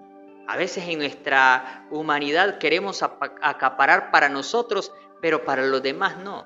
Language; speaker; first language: Spanish; native; Spanish